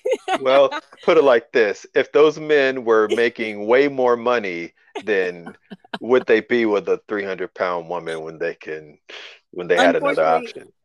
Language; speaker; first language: English; native; English